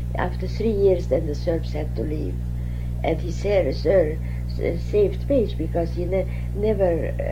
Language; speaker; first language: English; non-native, fluent; Hungarian